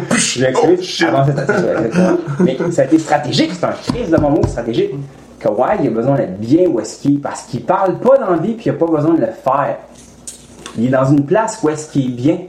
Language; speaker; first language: French; native; French